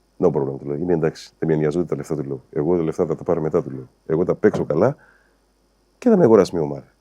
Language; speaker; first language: Greek; non-native, fluent; Portuguese